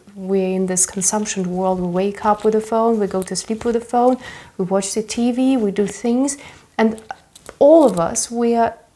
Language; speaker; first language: English; early bilingual, other home language; Russian